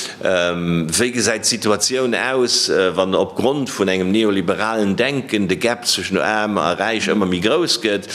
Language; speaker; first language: Luxembourgish; native; Luxembourgish